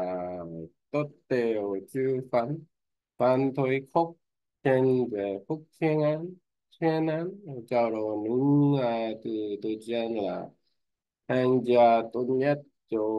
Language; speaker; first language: Vietnamese; non-native, learner; Korean